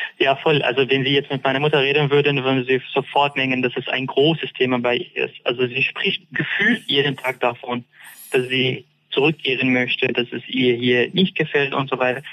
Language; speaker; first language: German; non-native, fluent; Arabic